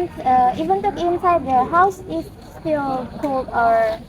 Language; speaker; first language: English; non-native, learner; Indonesian